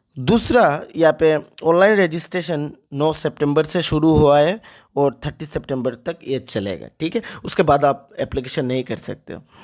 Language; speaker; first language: Hindi; non-native, local second language; Bangla